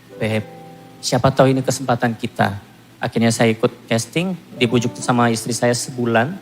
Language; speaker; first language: Indonesian; non-native, fluent; Korean